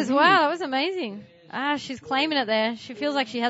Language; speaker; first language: English; native; English